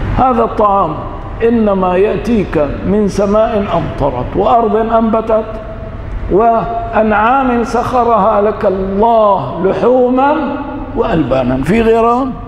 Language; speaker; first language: Arabic; early bilingual, other home language; Kurdish